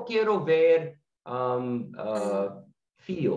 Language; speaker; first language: Portuguese; non-native, learner; English